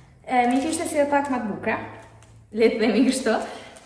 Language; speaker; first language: Albanian; early bilingual, heritage; Albanian